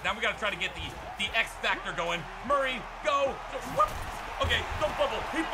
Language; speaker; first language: English; native; English